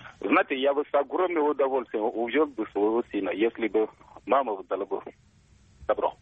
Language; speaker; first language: Russian; non-native, fluent; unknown